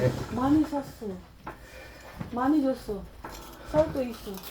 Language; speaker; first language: Korean; non-native, learner; Filipino